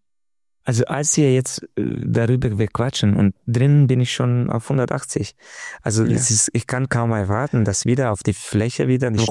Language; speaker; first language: German; non-native, learner; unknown